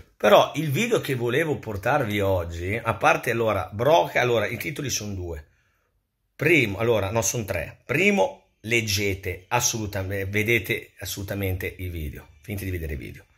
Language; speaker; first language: Italian; native; Italian